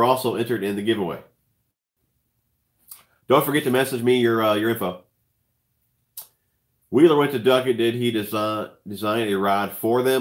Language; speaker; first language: English; native; English